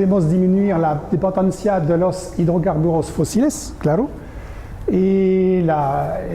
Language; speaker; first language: Spanish; non-native, learner; French